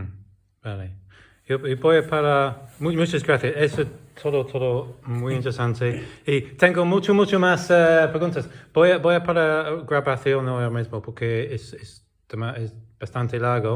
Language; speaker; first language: Spanish; non-native, learner; English